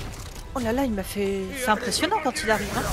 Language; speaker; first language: French; native; French